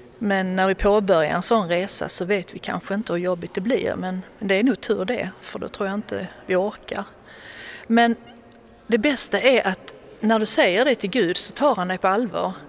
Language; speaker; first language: Swedish; native; Swedish